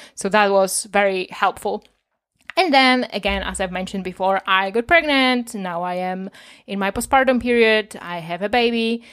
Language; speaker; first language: English; non-native, fluent; Polish